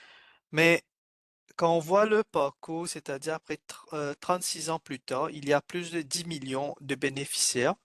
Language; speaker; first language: French; non-native, fluent; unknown